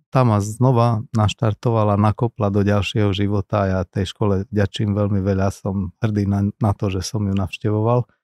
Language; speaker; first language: Slovak; non-native, local second language; Hungarian